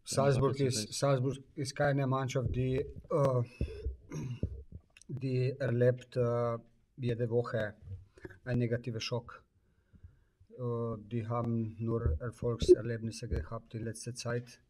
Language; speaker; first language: German; non-native, learner; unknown